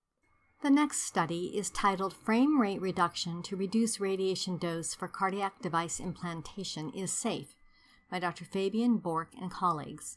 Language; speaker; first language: English; native; English